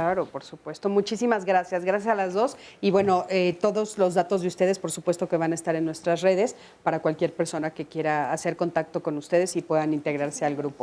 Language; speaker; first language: Spanish; native; Spanish